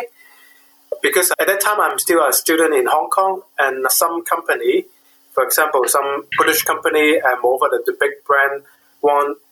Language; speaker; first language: English; non-native, local second language; Cantonese